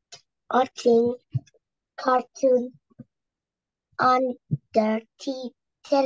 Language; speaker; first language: English; non-native, learner; Vietnamese